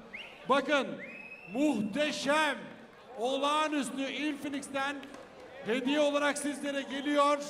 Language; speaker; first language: Turkish; native; Turkish